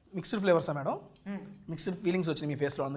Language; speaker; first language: Telugu; native; Telugu